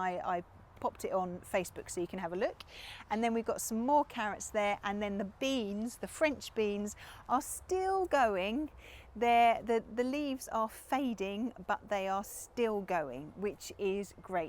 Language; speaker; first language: English; native; English